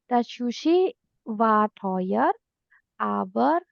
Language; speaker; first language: German; non-native, fluent; Indonesian